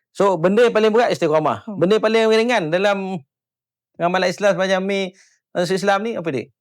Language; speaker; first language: Malay; native; Malay